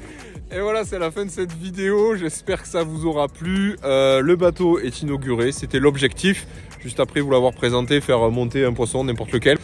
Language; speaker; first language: French; native; French